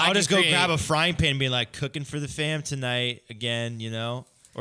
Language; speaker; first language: English; native; English